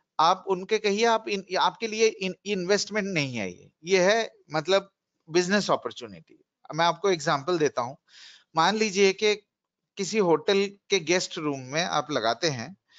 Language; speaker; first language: Hindi; non-native, local second language; Bangla